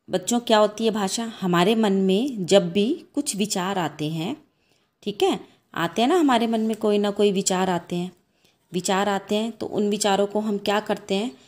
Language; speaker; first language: Hindi; native; Hindi